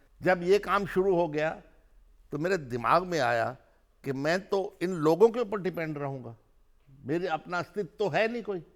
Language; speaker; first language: Hindi; early bilingual, other home language; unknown